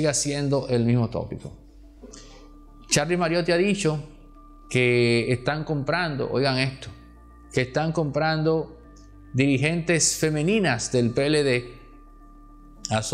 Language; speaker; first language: Spanish; native; Spanish